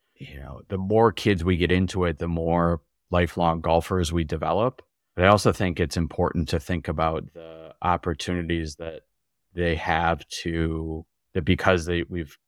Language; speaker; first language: English; native; English